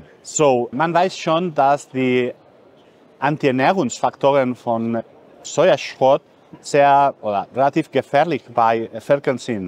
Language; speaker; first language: German; non-native, fluent; Spanish